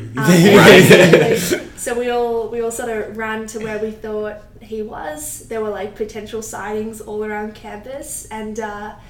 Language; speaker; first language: English; native; English